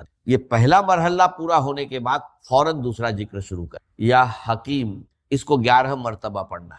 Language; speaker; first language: Urdu; native; Urdu